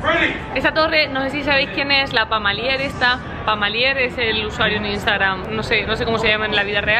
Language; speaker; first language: Spanish; native; Spanish